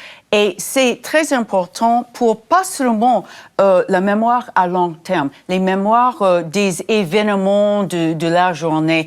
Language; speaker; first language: French; non-native, fluent; English